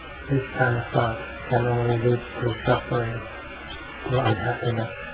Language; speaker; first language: English; non-native, fluent; Thai